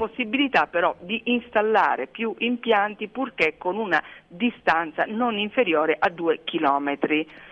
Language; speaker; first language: Italian; native; Italian